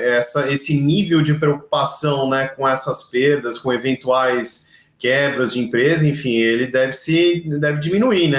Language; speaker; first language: Portuguese; native; Portuguese